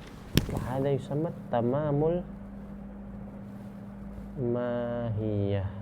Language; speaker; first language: Arabic; non-native, fluent; Indonesian